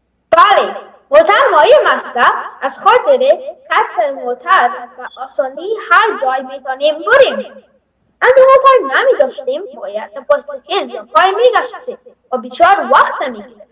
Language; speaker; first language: Persian; early bilingual, heritage; Persian